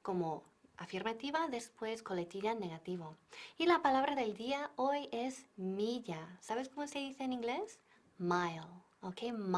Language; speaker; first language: Spanish; non-native, fluent; English